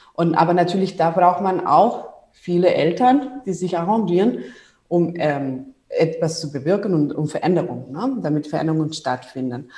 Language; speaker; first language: German; non-native, fluent; Spanish